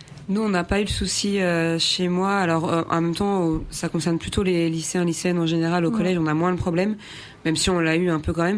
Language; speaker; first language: French; native; French